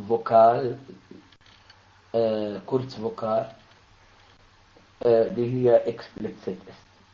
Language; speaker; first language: German; non-native, fluent; Arabic